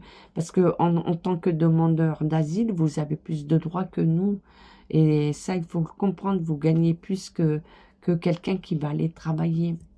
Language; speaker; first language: French; native; French